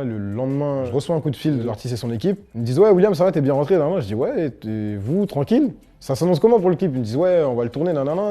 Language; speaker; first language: French; native; French